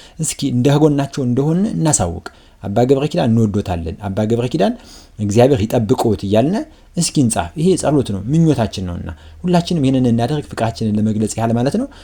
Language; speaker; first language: Amharic; native; Amharic